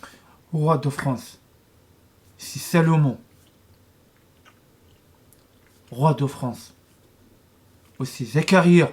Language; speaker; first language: French; non-native, learner; Arabic